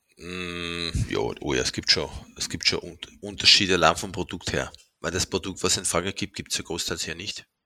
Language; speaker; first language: German; non-native, fluent; French